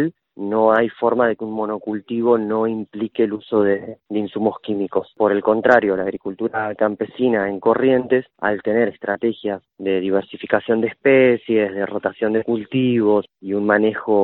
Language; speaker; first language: Spanish; native; Spanish